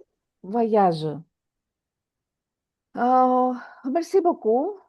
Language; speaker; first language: French; non-native, fluent; Greek